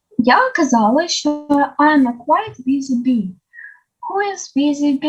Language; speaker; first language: English; non-native, learner; Ukrainian